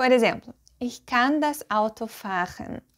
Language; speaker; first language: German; non-native, fluent; Portuguese